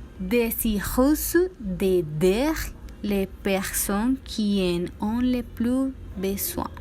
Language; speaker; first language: French; non-native, learner; Spanish